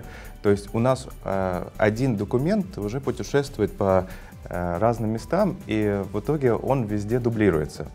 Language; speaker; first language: Russian; native; Russian